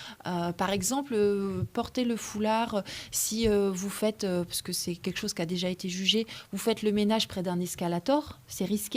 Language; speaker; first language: French; native; French